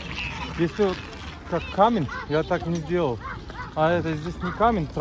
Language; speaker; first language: Russian; early bilingual, heritage; Russian